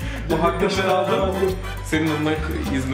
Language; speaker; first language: Turkish; native; Turkish